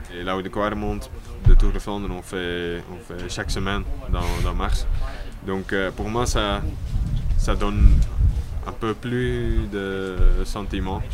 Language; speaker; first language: French; non-native, local second language; Dutch